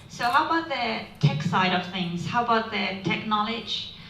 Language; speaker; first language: English; non-native, fluent; Finnish